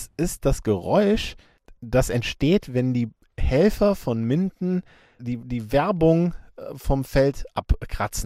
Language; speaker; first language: German; native; German